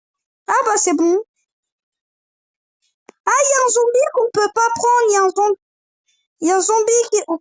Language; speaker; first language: French; native; French